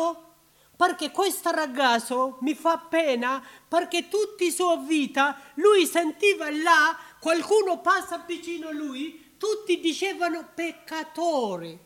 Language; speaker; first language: Italian; non-native, learner; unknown